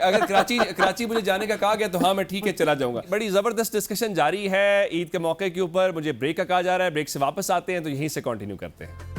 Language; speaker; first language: Urdu; native; Urdu